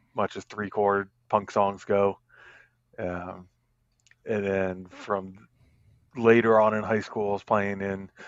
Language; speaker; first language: English; native; English